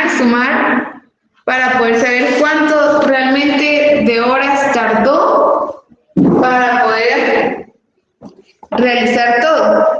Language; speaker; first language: Spanish; native; Spanish